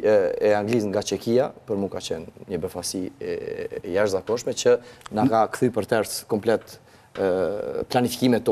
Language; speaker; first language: Albanian; native; Albanian